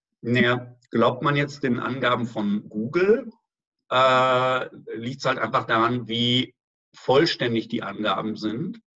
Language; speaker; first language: German; native; German